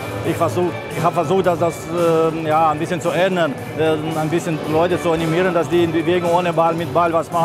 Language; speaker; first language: German; non-native, fluent; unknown